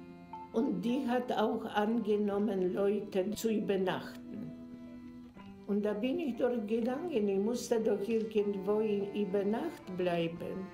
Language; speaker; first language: German; non-native, fluent; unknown